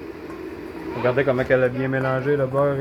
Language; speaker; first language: French; native; French